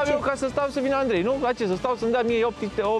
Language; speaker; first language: Romanian; native; Romanian